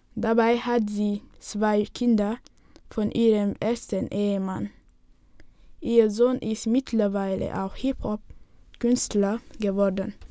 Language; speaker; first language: German; non-native, learner; Wolof